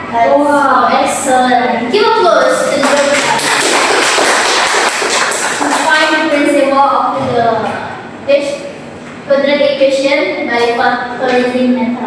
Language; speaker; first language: English; non-native, learner; Indonesian